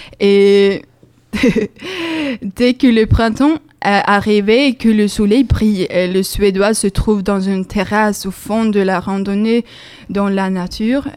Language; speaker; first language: French; non-native, learner; Swedish